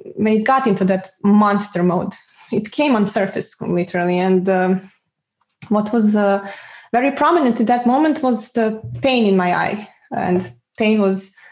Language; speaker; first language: English; non-native, fluent; Serbian